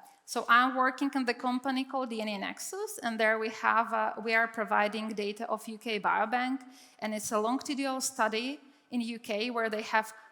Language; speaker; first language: English; non-native, fluent; Czech